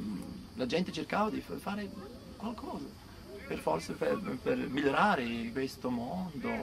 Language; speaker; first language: Italian; non-native, fluent; Serbian